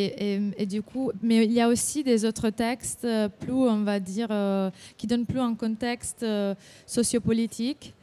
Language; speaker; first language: French; non-native, fluent; Italian